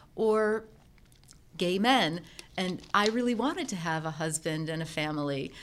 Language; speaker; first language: English; native; English